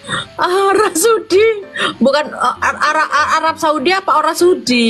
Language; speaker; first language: Indonesian; native; Indonesian